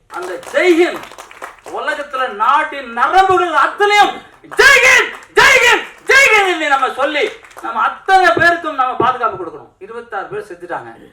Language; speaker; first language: Tamil; native; Tamil